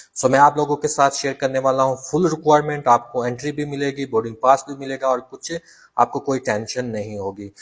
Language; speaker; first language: Urdu; non-native, local second language; Punjabi